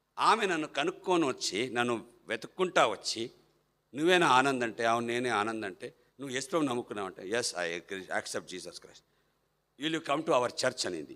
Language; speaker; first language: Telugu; non-native, fluent; Malayalam